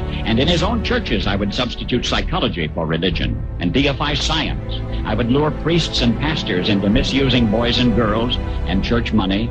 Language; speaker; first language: English; native; English